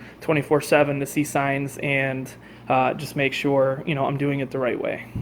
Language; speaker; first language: English; native; English